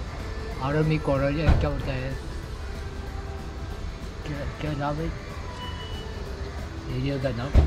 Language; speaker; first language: Hindi; non-native, local second language; Chinese